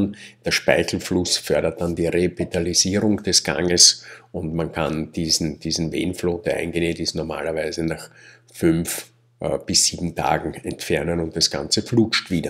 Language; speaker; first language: German; native; German